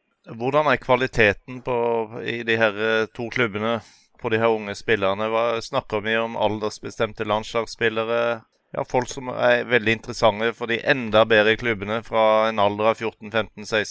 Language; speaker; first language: Norwegian; native; Norwegian